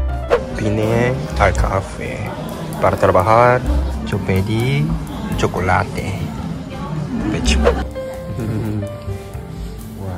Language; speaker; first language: Spanish; non-native, learner; Japanese